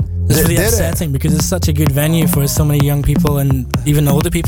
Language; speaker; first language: English; native; English